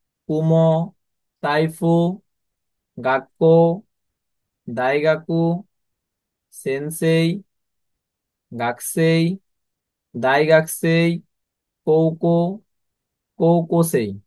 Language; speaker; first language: Japanese; non-native, fluent; Bangla